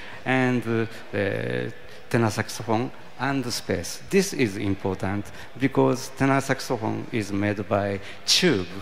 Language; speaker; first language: English; non-native, learner; Japanese